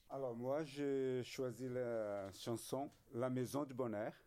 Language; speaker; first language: French; non-native, fluent; Portuguese